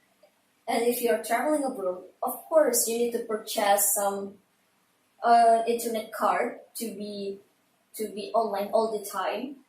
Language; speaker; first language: English; non-native, learner; Indonesian